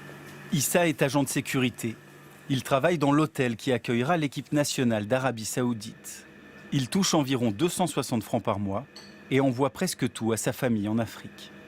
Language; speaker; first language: French; native; French